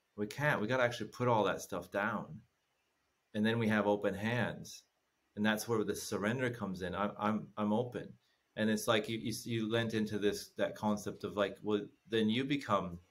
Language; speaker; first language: English; native; English